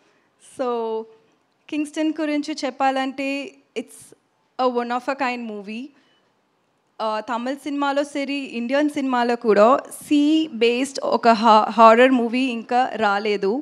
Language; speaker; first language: Telugu; non-native, local second language; Tamil